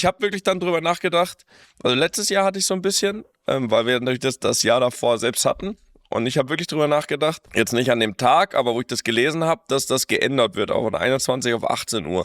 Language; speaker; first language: German; native; German